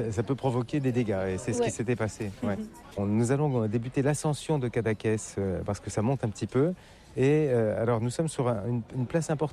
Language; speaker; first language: French; native; French